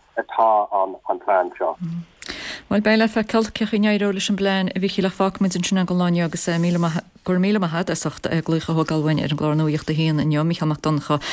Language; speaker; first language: Irish; native; Irish